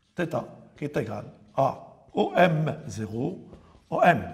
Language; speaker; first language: French; non-native, local second language; Arabic